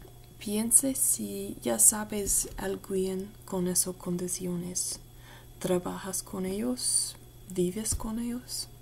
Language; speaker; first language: Spanish; non-native, learner; English